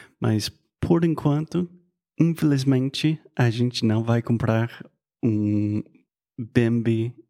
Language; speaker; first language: Portuguese; non-native, fluent; English